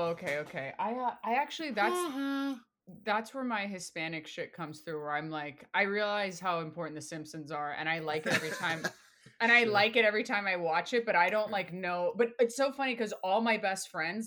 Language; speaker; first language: English; early bilingual, other home language; Spanish